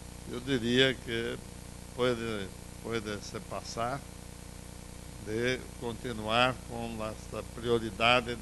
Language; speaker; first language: Portuguese; non-native, fluent; Spanish